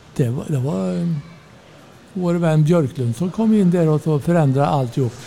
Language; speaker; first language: Swedish; native; Swedish